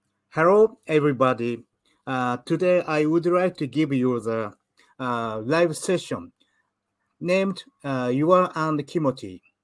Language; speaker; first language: English; non-native, learner; Japanese